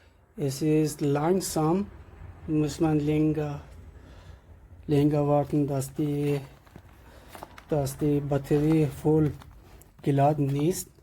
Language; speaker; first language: German; non-native, learner; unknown